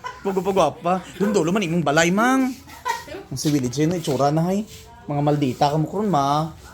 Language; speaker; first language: Filipino; non-native, local second language; Cebuano